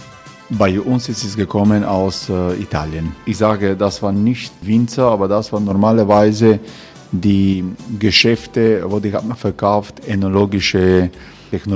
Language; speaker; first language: German; non-native, learner; Croatian